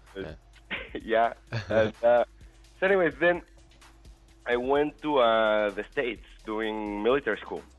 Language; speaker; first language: English; non-native, fluent; Spanish